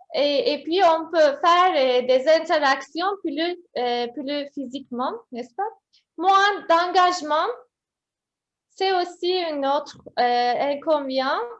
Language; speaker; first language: French; non-native, fluent; Turkish